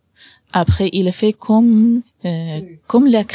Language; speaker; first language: French; non-native, learner; Arabic